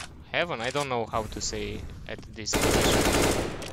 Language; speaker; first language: English; non-native, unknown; Romanian